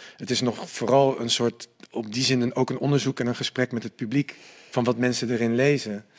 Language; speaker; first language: Dutch; native; Dutch